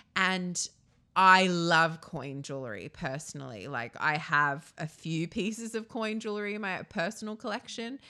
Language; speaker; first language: English; native; English